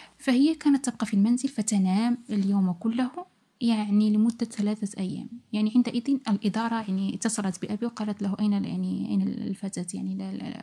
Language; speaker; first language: Arabic; native; Arabic